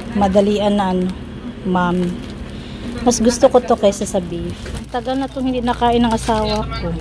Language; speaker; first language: Filipino; non-native, local second language; Cebuano